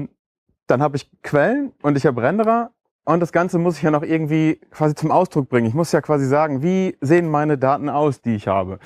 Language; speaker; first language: German; native; German